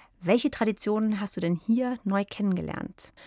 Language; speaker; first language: German; native; German